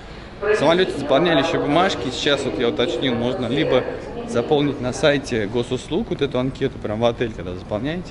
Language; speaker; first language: Russian; native; Russian